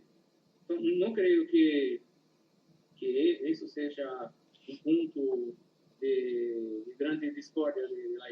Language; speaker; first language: Spanish; non-native, learner; Portuguese